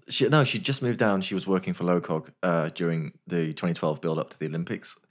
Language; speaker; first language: English; native; English